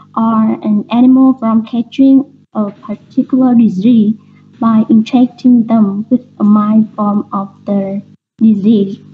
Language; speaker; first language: English; non-native, learner; Vietnamese